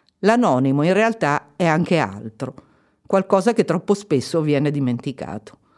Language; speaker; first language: Italian; native; Italian